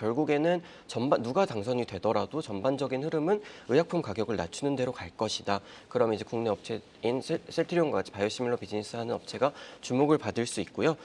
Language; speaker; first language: Korean; native; Korean